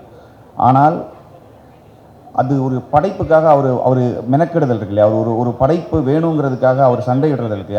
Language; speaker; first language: Tamil; native; Tamil